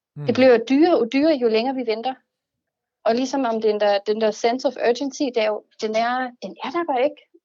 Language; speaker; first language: Danish; non-native, fluent; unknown